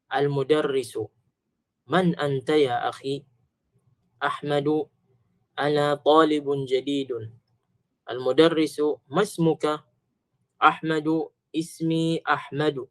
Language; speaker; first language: Arabic; non-native, fluent; Filipino